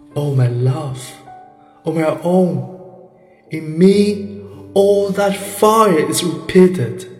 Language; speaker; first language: English; non-native, fluent; Chinese